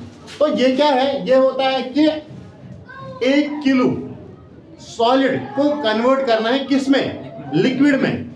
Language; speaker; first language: Hindi; non-native, local second language; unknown